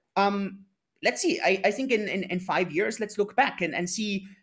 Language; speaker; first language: English; non-native, fluent; German